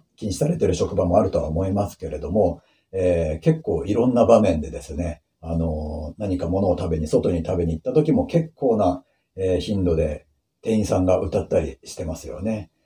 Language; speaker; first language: Japanese; native; Japanese